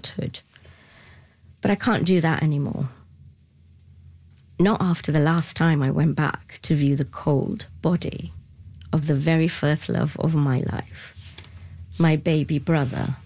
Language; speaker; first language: English; non-native, local second language; Tamil